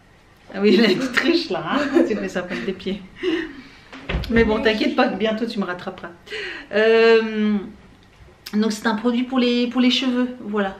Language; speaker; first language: French; native; French